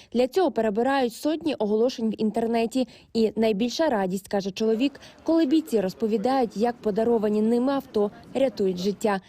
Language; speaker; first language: Ukrainian; native; Ukrainian